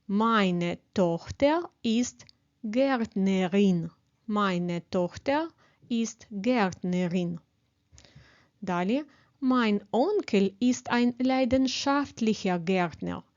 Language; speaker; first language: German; non-native, fluent; Ukrainian